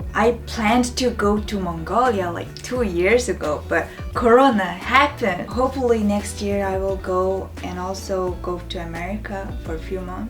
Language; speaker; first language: English; non-native, fluent; Mongolian